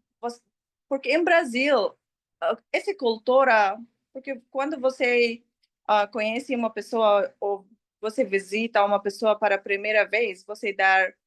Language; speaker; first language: Portuguese; non-native, learner; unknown